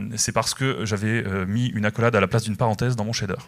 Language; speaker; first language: French; native; French